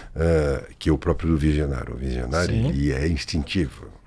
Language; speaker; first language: Portuguese; non-native, fluent; French